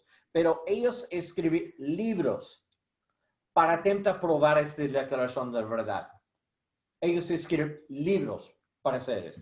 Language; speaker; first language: Spanish; non-native, learner; English